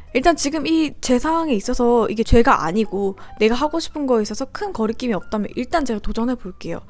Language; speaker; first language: Korean; native; Korean